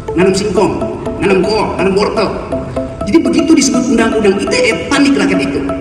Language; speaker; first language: Indonesian; native; Indonesian